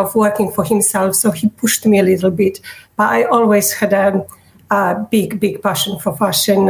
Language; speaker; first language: English; non-native, fluent; Polish